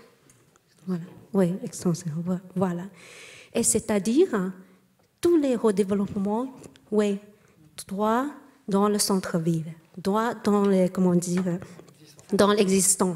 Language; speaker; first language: French; non-native, learner; Chinese